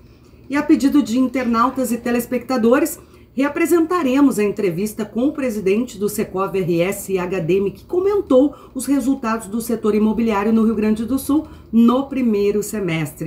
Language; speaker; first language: Portuguese; native; Portuguese